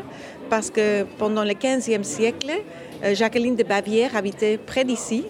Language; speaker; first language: French; non-native, fluent; Dutch